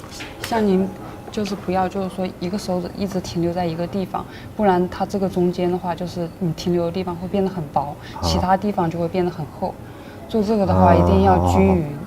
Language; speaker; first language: Chinese; native; Chinese